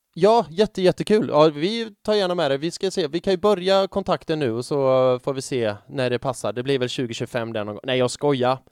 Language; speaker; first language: Swedish; native; Swedish